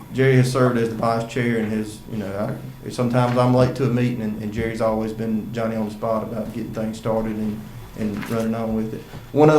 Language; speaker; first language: English; native; English